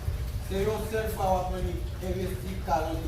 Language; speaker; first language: Spanish; non-native, learner; Haitian Creole